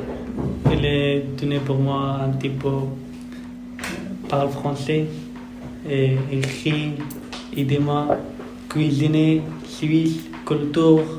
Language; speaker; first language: French; non-native, learner; Persian